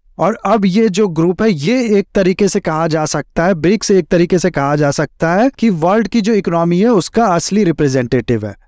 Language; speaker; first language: Hindi; native; Hindi